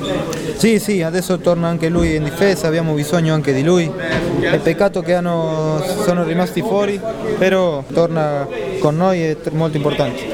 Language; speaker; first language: Italian; non-native, fluent; Spanish